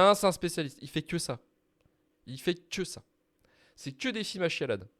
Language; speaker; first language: French; native; French